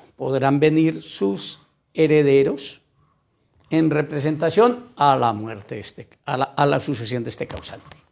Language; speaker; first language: Spanish; native; Spanish